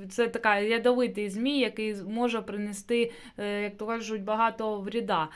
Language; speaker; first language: Ukrainian; non-native, local second language; Russian